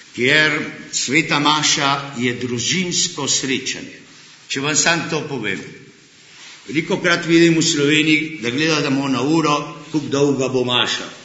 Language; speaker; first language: Slovenian; early bilingual, heritage; Slovenian